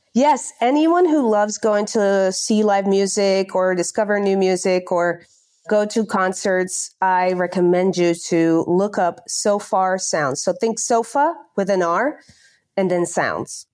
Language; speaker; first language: English; non-native, fluent; Dutch